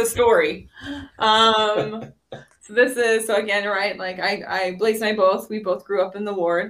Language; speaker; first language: English; native; English